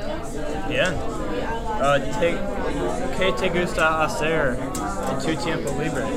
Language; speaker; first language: Spanish; non-native, learner; English